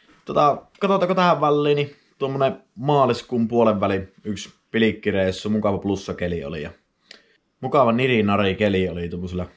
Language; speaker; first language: Finnish; native; Finnish